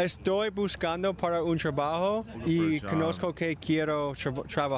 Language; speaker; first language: Spanish; non-native, learner; English